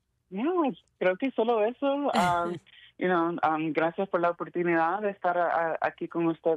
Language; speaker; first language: Spanish; early bilingual, heritage; Spanish